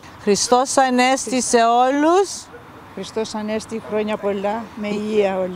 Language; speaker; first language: Greek; early bilingual, heritage; English